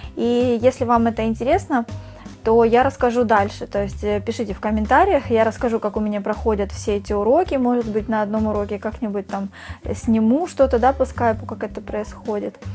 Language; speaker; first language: Russian; native; Russian